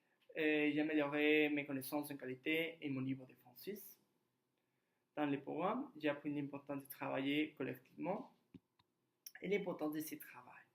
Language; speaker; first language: French; non-native, learner; Spanish